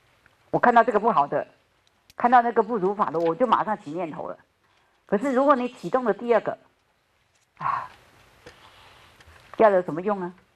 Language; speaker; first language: Chinese; native; Chinese